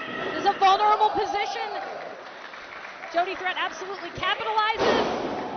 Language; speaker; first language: English; native; English